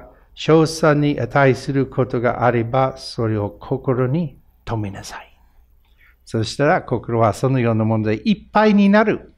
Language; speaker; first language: Japanese; non-native, fluent; English